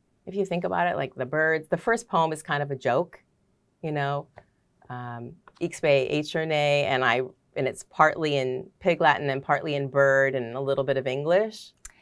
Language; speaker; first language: English; native; English